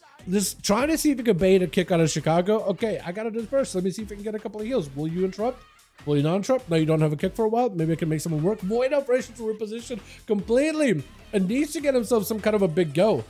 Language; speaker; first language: English; native; English